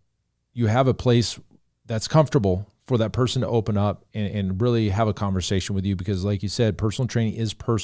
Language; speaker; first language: English; native; English